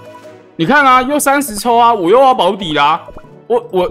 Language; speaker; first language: Chinese; native; Chinese